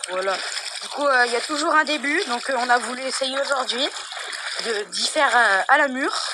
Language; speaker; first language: French; native; French